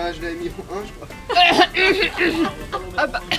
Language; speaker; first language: French; native; French